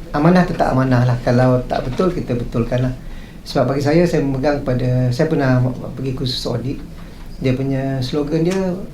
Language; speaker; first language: Malay; native; Malay